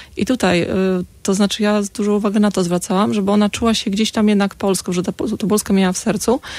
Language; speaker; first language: Polish; native; Polish